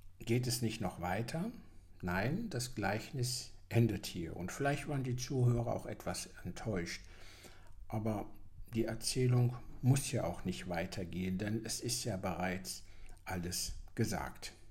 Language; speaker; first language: German; native; German